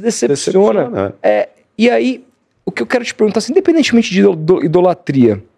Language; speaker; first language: Portuguese; native; Portuguese